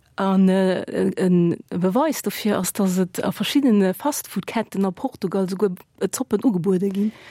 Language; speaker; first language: Luxembourgish; early bilingual, other home language; Portuguese